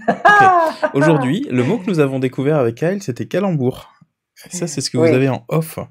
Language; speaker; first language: French; native; French